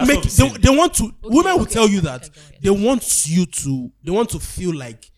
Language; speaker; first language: English; non-native, local second language; Yoruba